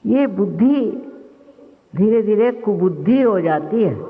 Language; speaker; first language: Hindi; non-native, local second language; Marathi